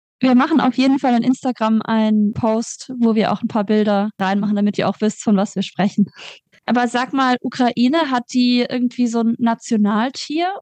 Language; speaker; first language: German; native; German